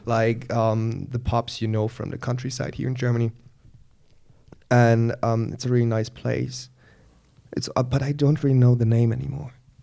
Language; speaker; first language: English; non-native, fluent; German